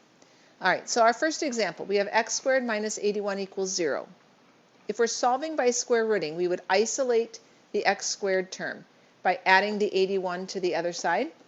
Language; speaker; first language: English; native; English